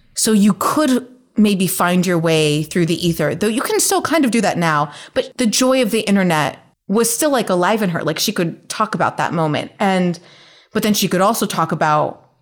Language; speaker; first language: English; native; English